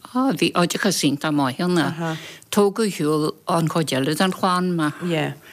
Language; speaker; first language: Irish; non-native, local second language; English